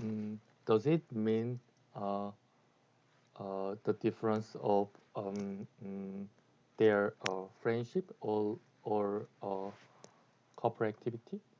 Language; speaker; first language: English; non-native, learner; Korean